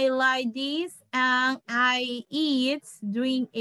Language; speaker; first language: English; non-native, learner; Spanish